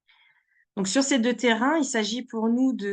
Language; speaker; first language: French; native; French